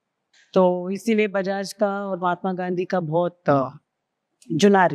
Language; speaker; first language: Hindi; non-native, local second language; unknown